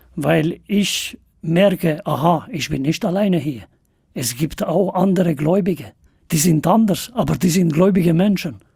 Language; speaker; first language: German; non-native, fluent; Albanian